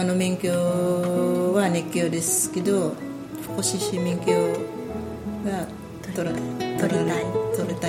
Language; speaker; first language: Japanese; non-native, learner; Filipino